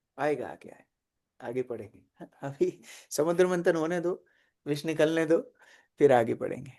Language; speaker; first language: Hindi; native; Hindi